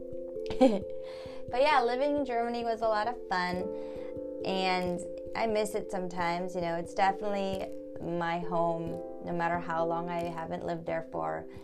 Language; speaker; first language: English; early bilingual, other home language; German